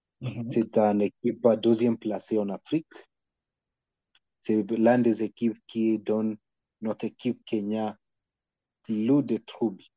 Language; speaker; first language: French; non-native, learner; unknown